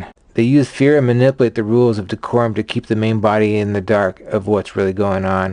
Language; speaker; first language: English; native; English